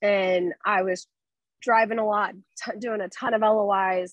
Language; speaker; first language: English; native; English